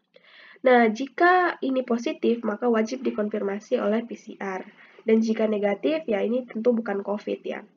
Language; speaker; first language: Indonesian; native; Indonesian